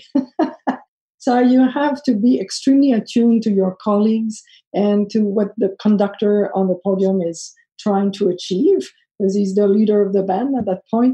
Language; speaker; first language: English; non-native, fluent; French